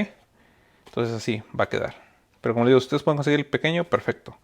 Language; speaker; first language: Spanish; native; Spanish